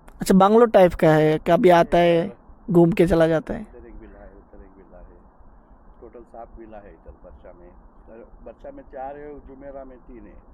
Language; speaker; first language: Hindi; non-native, learner; Bangla